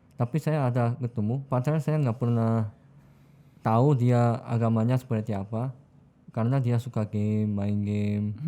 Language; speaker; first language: Indonesian; non-native, fluent; Korean